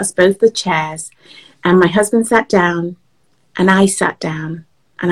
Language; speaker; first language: English; native; English